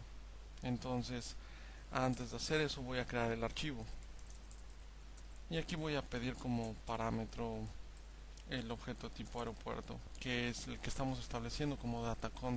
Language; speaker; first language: Spanish; native; Spanish